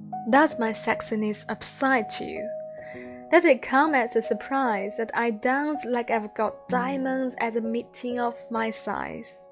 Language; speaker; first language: English; non-native, fluent; Chinese